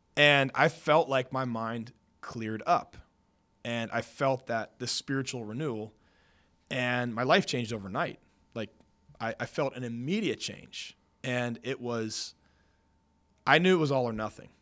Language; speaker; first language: English; native; English